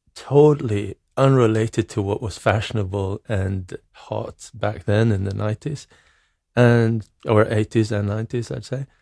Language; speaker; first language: English; non-native, fluent; Swedish